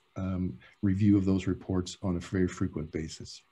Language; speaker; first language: English; native; English